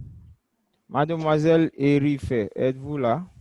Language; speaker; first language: French; non-native, fluent; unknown